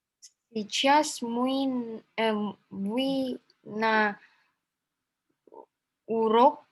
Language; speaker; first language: Russian; non-native, learner; Indonesian